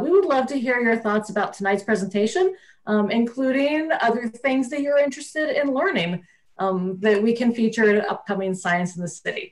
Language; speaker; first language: English; native; English